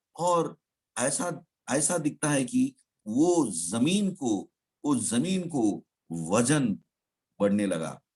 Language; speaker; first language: Hindi; non-native, local second language; Telugu